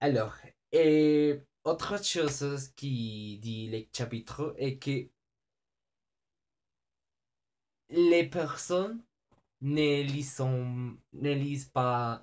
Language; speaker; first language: French; non-native, learner; Spanish